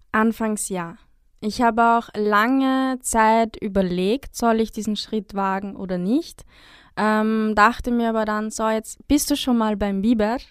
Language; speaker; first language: German; native; German